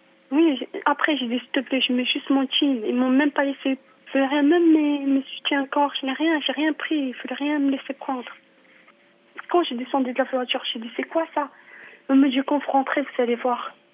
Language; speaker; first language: French; non-native, fluent; Arabic